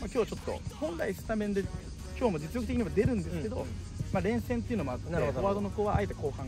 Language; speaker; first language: Japanese; native; Japanese